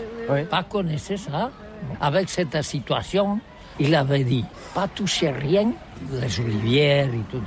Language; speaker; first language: French; non-native, learner; Catalan